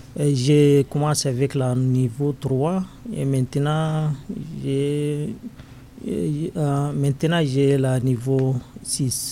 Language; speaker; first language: French; non-native, learner; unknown